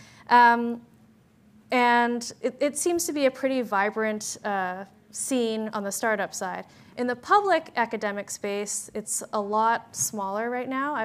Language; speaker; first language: English; native; English